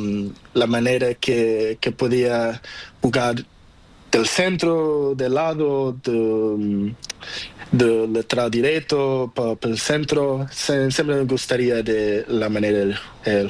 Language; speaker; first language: Spanish; non-native, learner; Portuguese